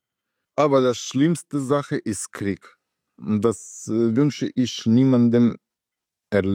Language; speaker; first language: German; non-native, learner; Russian